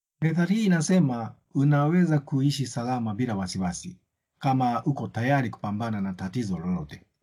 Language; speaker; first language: Swahili; non-native, fluent; Japanese